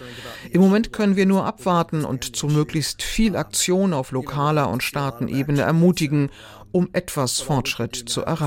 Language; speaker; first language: German; native; German